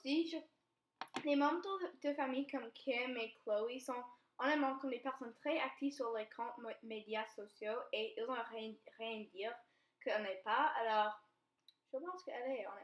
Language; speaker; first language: French; non-native, learner; English